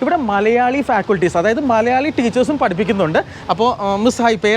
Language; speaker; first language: Malayalam; native; Malayalam